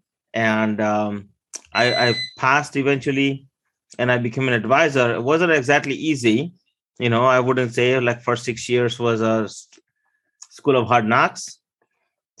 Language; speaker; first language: English; early bilingual, other home language; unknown